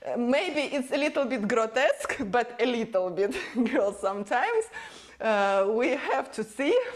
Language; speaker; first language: English; non-native, learner; Russian